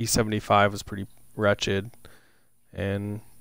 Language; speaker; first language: English; native; English